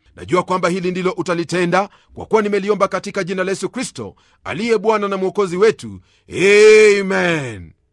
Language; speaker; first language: Swahili; non-native, local second language; Luyia